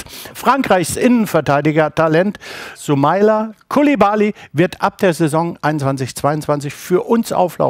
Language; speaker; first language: German; native; German